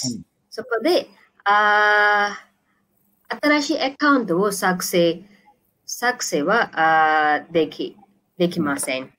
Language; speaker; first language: Japanese; non-native, learner; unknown